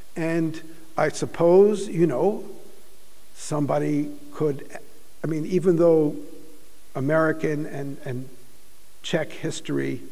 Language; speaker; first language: English; native; English